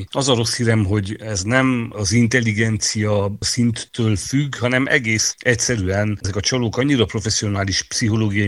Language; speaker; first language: Hungarian; native; Hungarian